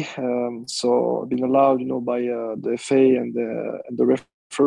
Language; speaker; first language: English; non-native, fluent; French